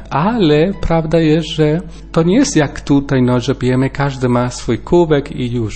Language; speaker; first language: Polish; non-native, learner; Spanish